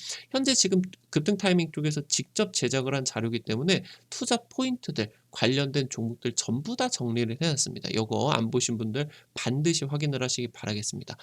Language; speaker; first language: Korean; native; Korean